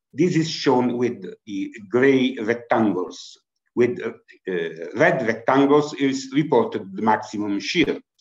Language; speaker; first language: English; non-native, fluent; Italian